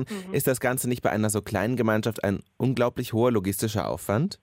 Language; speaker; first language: German; native; German